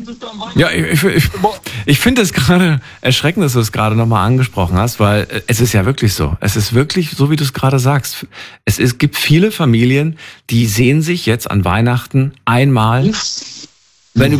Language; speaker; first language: German; native; German